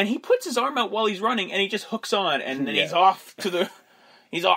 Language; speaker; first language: English; native; English